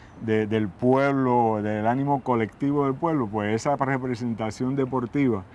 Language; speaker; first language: Spanish; native; Spanish